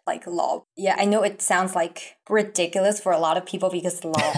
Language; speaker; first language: English; non-native, fluent; Chinese